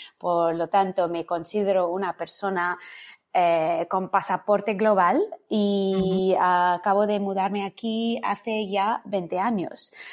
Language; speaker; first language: Spanish; non-native, fluent; English